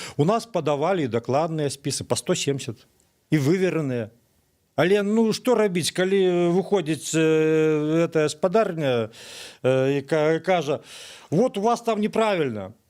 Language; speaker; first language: Belarusian; native; Belarusian